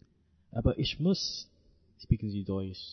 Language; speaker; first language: German; non-native, learner; English